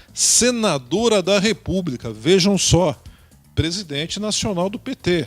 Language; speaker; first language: Portuguese; native; Portuguese